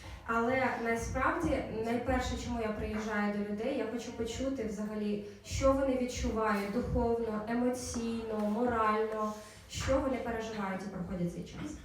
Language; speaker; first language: Ukrainian; native; Ukrainian